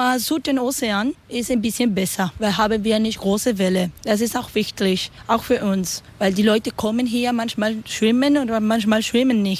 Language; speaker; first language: German; non-native, learner; Spanish